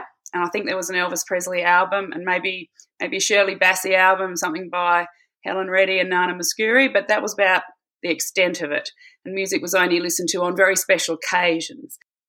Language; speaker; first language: English; native; English